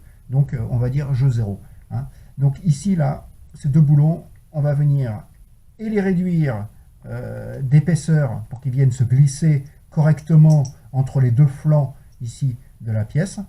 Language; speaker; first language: French; native; French